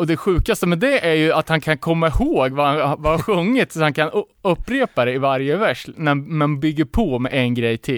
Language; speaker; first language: Swedish; native; Swedish